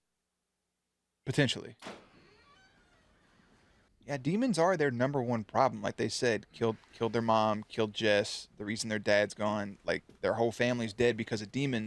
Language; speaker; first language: English; native; English